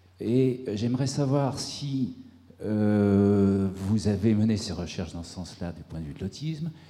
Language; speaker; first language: French; native; French